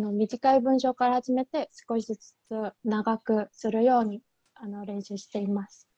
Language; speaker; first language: Japanese; non-native, fluent; Korean